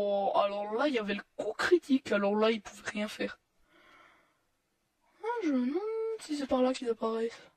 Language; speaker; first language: French; native; French